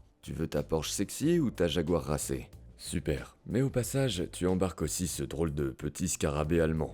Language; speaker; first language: French; native; French